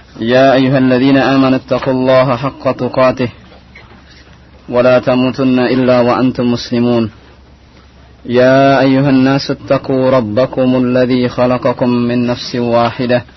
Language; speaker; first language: Arabic; non-native, fluent; Indonesian